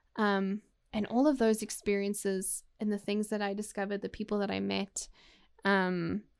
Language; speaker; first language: English; native; English